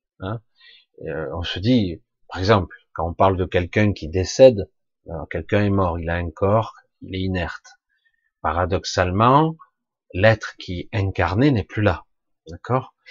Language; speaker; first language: French; native; French